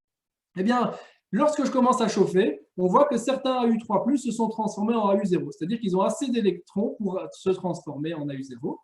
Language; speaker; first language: French; native; French